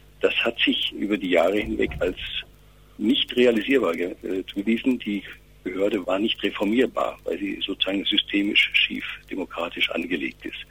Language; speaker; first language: German; native; German